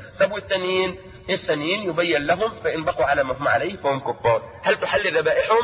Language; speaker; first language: Arabic; native; Arabic